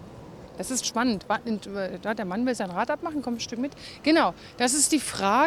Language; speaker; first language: German; native; German